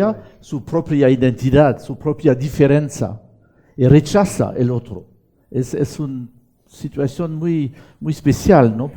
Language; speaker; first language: Spanish; non-native, fluent; French